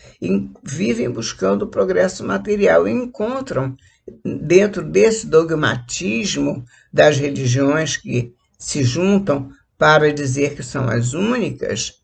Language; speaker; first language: Portuguese; native; Portuguese